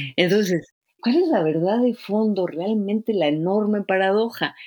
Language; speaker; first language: Spanish; native; Spanish